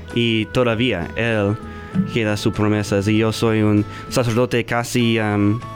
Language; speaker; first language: Spanish; non-native, learner; English